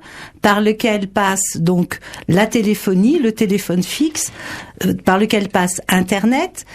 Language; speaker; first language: French; native; French